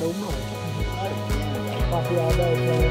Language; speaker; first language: Vietnamese; non-native, learner; English